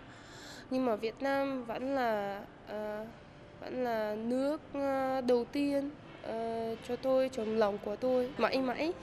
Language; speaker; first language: Vietnamese; non-native, fluent; Russian